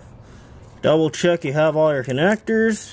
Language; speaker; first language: English; native; English